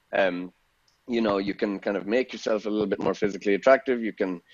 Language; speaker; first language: English; native; English